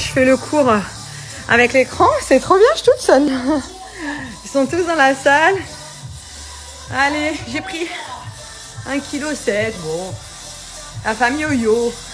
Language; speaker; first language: French; native; French